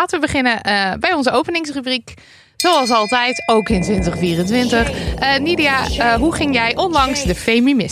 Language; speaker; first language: Dutch; native; Dutch